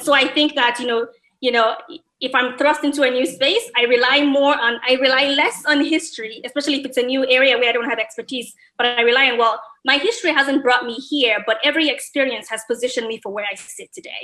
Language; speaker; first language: English; non-native, local second language; Yoruba